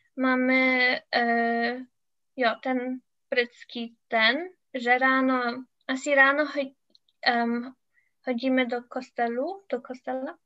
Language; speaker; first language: Czech; non-native, learner; English